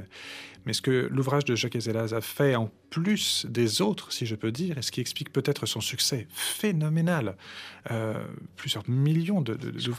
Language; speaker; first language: French; native; French